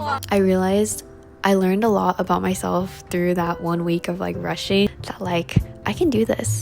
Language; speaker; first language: English; native; English